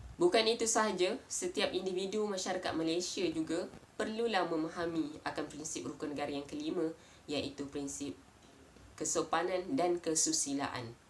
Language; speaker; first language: Malay; native; Malay